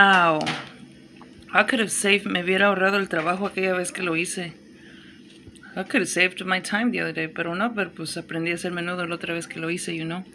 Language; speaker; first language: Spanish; early bilingual, heritage; Spanish